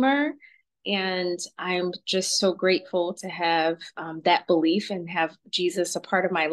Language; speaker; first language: English; native; English